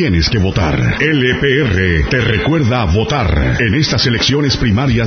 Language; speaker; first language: Spanish; native; Spanish